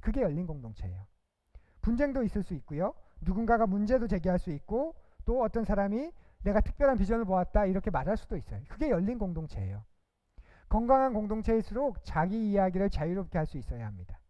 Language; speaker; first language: Korean; native; Korean